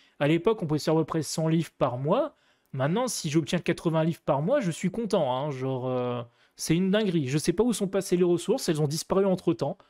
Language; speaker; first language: French; native; French